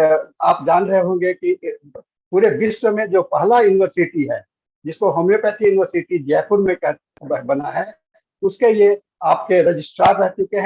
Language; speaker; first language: Hindi; native; Hindi